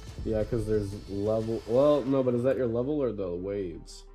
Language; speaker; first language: English; native; English